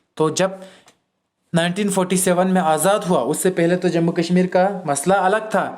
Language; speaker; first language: Hindi; non-native, local second language; Kashmiri